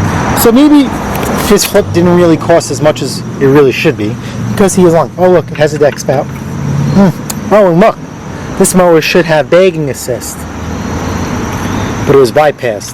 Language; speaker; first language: English; native; English